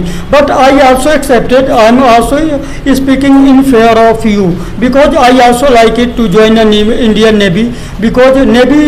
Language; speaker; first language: English; non-native, local second language; Hindi